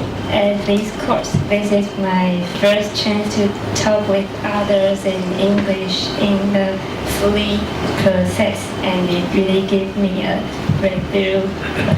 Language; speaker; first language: English; non-native, learner; Chinese